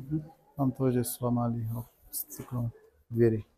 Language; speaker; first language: Russian; non-native, learner; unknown